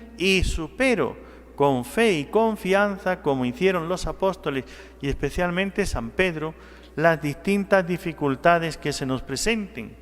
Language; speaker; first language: Spanish; native; Spanish